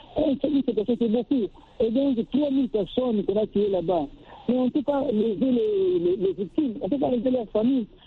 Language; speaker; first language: French; non-native, local second language; Lingala